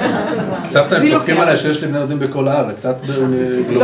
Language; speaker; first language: Hebrew; native; Hebrew